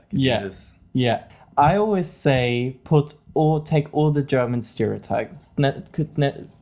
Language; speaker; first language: English; non-native, fluent; German